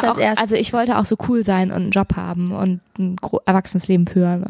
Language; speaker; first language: German; native; German